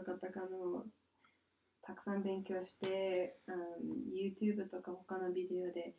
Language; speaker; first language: Japanese; non-native, fluent; English